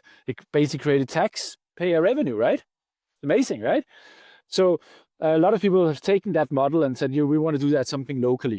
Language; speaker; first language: English; non-native, fluent; Danish